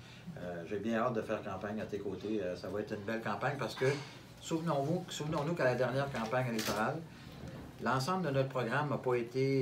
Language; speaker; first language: French; native; French